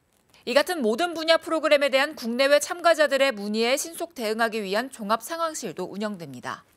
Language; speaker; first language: Korean; native; Korean